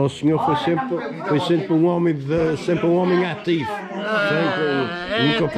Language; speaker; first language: Portuguese; native; Portuguese